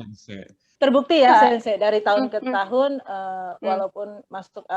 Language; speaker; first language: Indonesian; native; Indonesian